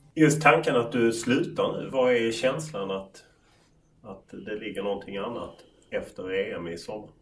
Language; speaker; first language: Swedish; native; Swedish